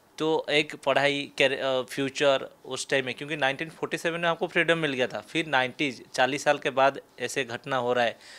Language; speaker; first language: Hindi; non-native, local second language; Odia